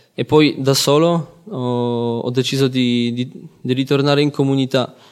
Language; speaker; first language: Italian; non-native, fluent; Polish